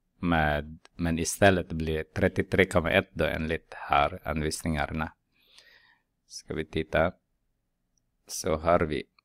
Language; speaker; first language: Swedish; non-native, fluent; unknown